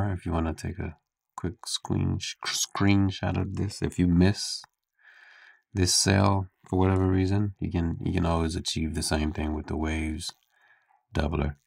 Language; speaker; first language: English; native; English